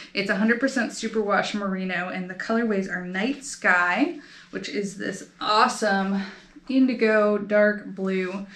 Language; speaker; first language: English; native; English